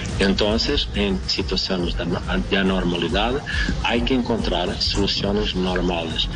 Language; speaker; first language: Portuguese; non-native, fluent; Spanish